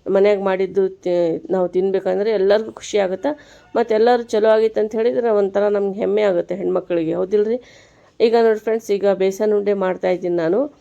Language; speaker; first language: Kannada; native; Kannada